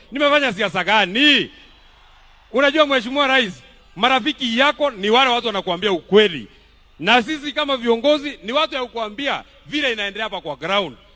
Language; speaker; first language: Swahili; non-native, local second language; Kikuyu